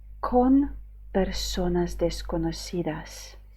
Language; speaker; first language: Spanish; non-native, fluent; Ukrainian